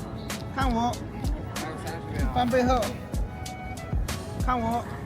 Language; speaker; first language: Chinese; native; Chinese